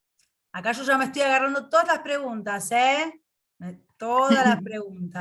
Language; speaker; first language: Spanish; native; Spanish